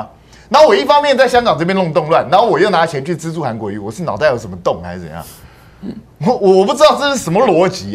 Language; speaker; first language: Chinese; native; Chinese